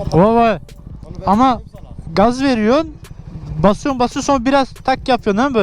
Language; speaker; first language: Turkish; early bilingual, heritage; Turkish